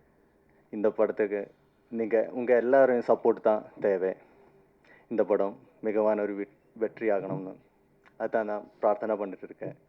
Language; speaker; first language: Tamil; non-native, fluent; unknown